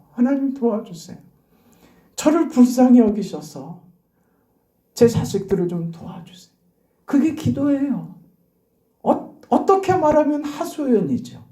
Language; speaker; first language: Korean; native; Korean